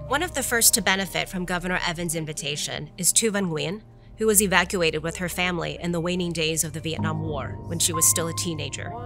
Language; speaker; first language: English; native; English